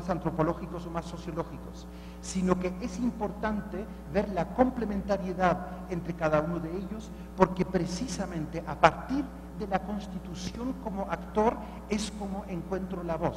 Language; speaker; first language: Spanish; non-native, fluent; German